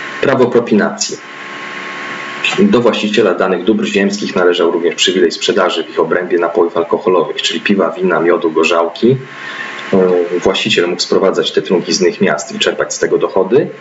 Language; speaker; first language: Polish; native; Polish